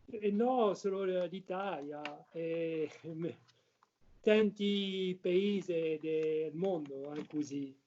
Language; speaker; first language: Italian; non-native, learner; French